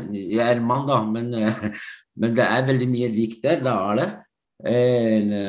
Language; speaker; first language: Norwegian; non-native, fluent; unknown